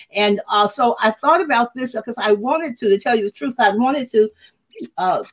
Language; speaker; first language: English; native; English